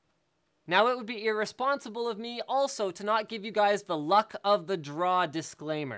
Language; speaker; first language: English; native; English